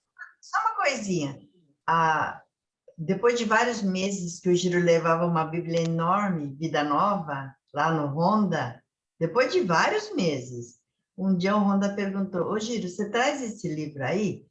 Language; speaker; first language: Portuguese; early bilingual, other home language; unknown